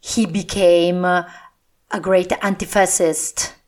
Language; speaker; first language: English; non-native, fluent; Italian